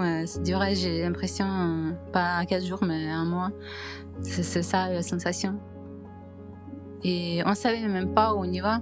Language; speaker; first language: French; non-native, fluent; Ukrainian